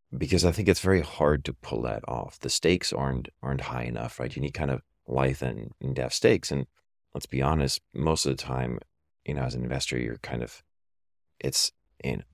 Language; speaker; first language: English; non-native, fluent; German